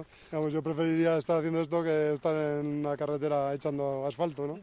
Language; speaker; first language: Spanish; native; Spanish